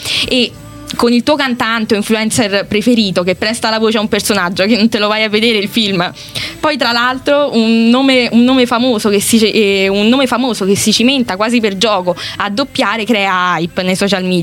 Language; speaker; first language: Italian; native; Italian